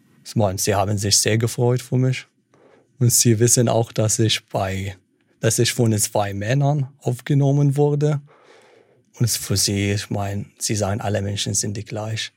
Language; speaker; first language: German; non-native, fluent; Arabic